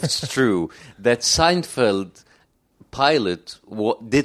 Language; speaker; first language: English; non-native, fluent; Arabic